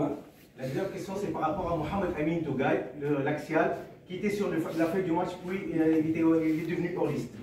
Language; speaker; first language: French; non-native, local second language; Arabic